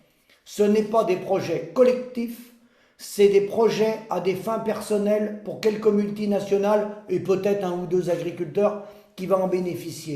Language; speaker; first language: French; native; French